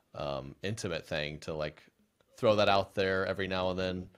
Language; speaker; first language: English; native; English